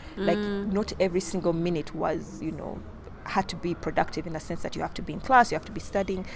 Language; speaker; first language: English; non-native, local second language; Ganda